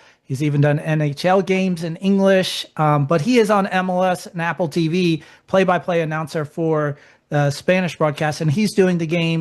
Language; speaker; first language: English; native; English